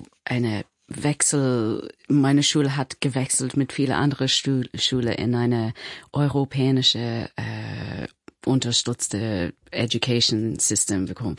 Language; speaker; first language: German; non-native, learner; English